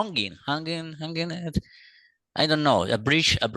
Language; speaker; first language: English; non-native, learner; Spanish